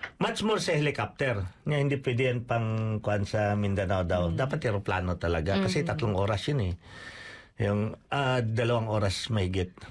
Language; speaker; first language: Filipino; non-native, local second language; Cebuano